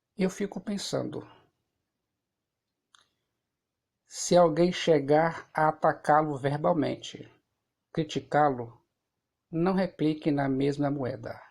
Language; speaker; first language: Portuguese; native; Portuguese